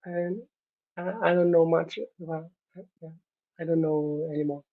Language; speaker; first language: English; non-native, learner; Vietnamese